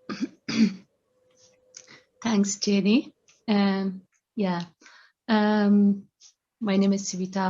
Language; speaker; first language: English; non-native, learner; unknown